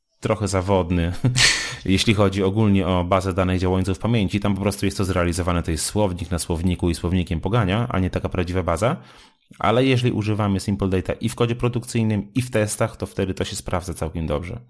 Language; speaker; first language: Polish; native; Polish